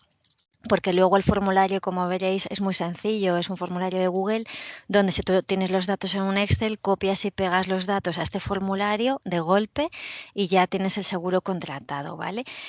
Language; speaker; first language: Spanish; native; Spanish